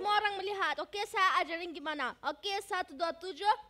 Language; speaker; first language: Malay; non-native, learner; German